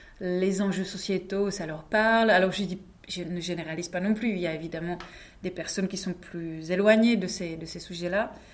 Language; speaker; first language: French; non-native, fluent; Czech